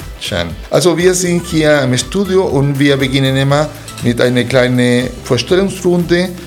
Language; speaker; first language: German; non-native, fluent; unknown